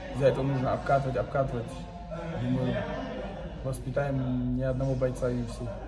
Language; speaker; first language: Russian; non-native, local second language; Uzbek